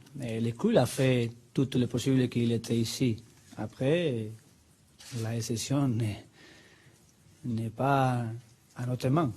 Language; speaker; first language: French; non-native, learner; Spanish